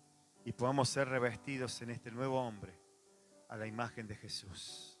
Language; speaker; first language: Spanish; native; Spanish